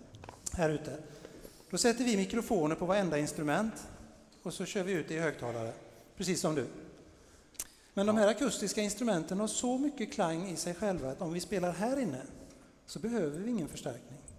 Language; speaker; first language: Swedish; native; Swedish